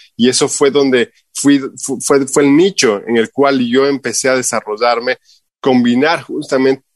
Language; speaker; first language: Spanish; native; Spanish